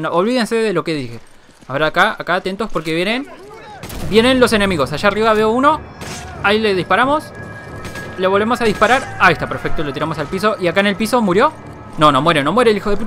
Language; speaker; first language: Spanish; native; Spanish